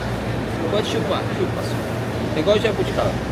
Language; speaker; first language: Portuguese; native; Portuguese